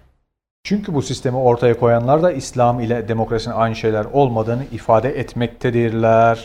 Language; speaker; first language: Turkish; native; Turkish